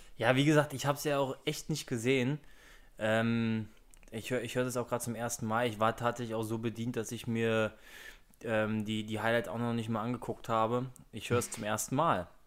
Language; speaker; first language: German; native; German